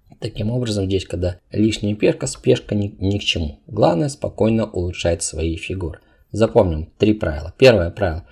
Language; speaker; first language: Russian; non-native, local second language; Uzbek